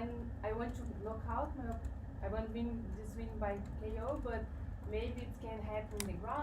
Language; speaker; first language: English; non-native, learner; Portuguese